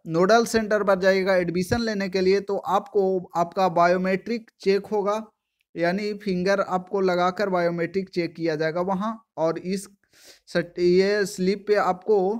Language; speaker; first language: Hindi; native; Hindi